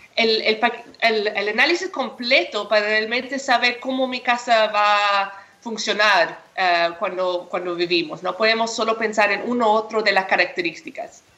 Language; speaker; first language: Spanish; non-native, fluent; English